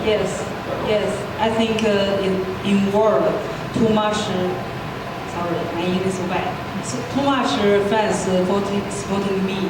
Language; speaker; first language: English; non-native, learner; Chinese